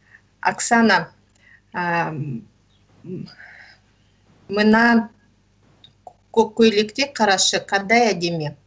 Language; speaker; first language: Kazakh; non-native, learner; Russian